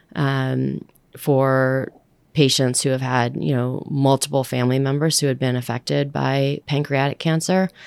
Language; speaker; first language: English; early bilingual, other home language; Filipino